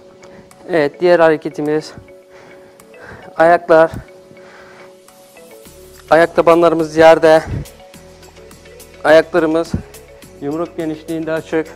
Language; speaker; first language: Turkish; native; Turkish